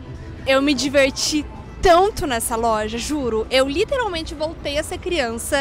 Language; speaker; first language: Portuguese; native; Portuguese